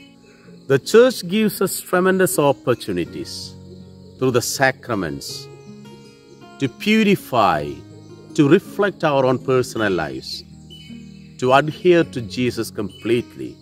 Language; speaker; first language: English; non-native, local second language; Malayalam